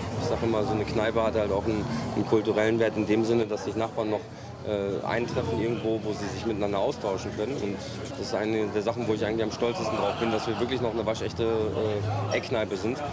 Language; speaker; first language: German; native; German